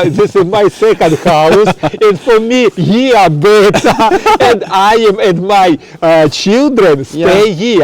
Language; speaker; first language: English; non-native, learner; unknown